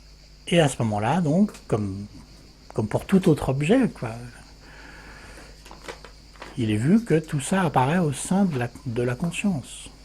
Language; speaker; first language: French; native; French